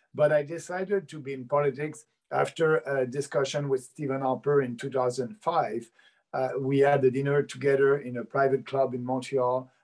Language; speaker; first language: English; native; English